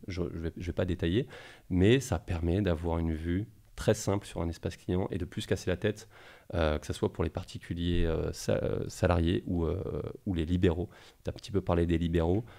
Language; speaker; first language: French; native; French